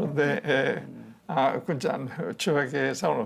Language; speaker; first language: Korean; non-native, learner; Spanish